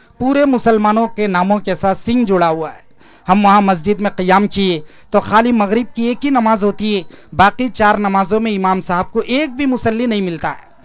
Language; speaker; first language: Urdu; native; Urdu